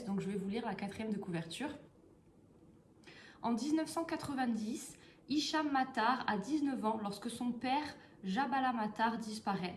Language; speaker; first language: French; native; French